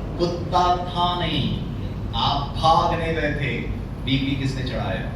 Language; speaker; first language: Hindi; non-native, local second language; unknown